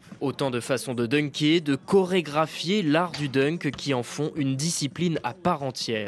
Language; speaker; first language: French; native; French